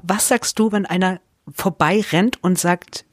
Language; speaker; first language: German; native; German